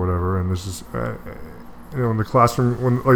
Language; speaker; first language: English; native; English